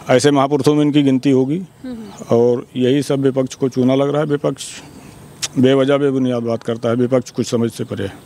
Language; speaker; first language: Hindi; native; Hindi